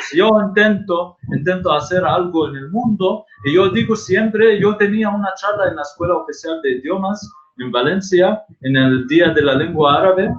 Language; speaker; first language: Spanish; non-native, fluent; Arabic